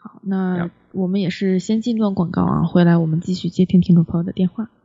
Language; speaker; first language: Chinese; native; Chinese